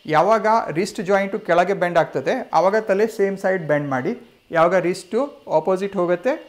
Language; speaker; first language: Kannada; non-native, local second language; Gujarati